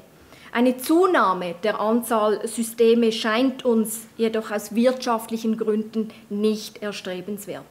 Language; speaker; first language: German; native; German